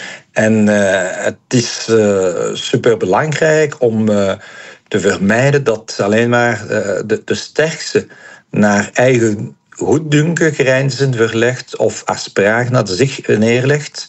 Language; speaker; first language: Dutch; non-native, local second language; French